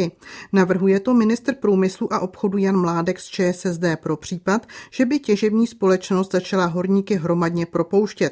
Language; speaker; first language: Czech; native; Czech